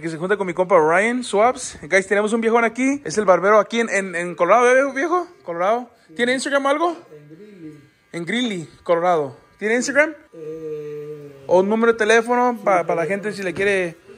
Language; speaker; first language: Spanish; early bilingual, heritage; Spanish